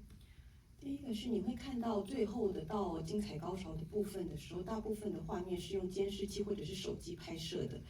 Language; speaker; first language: Chinese; native; Chinese